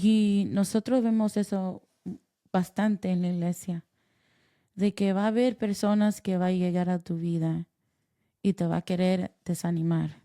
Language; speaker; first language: Spanish; early bilingual, heritage; Spanish